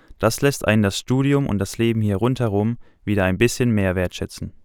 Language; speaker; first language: German; native; German